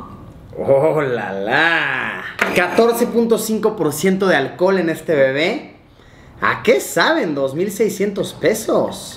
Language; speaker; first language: Spanish; native; Spanish